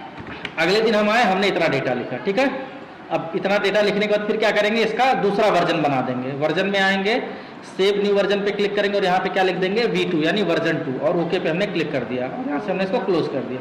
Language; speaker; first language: Hindi; native; Hindi